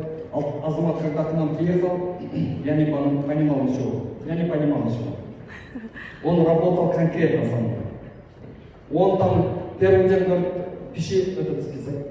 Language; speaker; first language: Russian; non-native, local second language; Kyrgyz